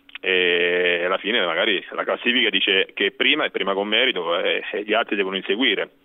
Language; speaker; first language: Italian; native; Italian